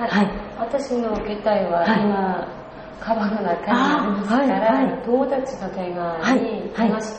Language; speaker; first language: Japanese; non-native, learner; Korean